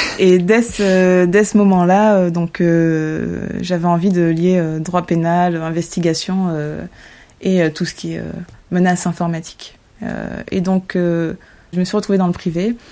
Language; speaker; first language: French; native; French